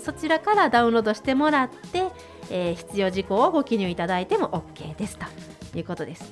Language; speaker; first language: Japanese; native; Japanese